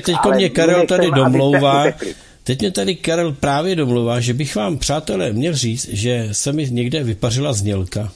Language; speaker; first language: Czech; native; Czech